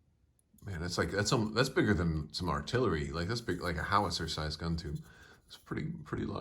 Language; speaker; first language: English; native; English